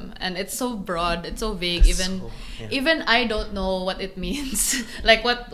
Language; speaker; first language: English; non-native, local second language; Cebuano